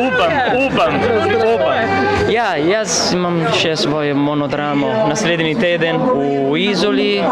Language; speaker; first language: Slovenian; non-native, fluent; Italian